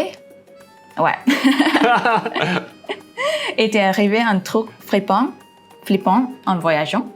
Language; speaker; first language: French; non-native, fluent; Thai